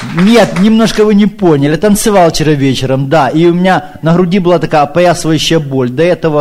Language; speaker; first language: Russian; early bilingual, heritage; Ukrainian